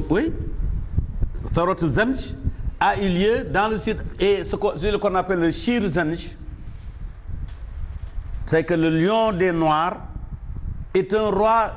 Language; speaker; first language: French; non-native, local second language; Wolof